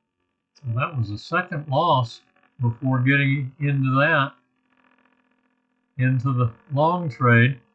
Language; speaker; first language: English; native; English